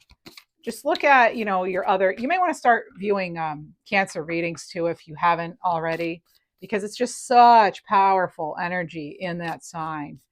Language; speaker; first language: English; native; English